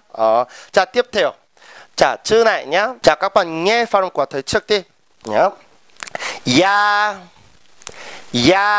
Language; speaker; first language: Vietnamese; non-native, fluent; Korean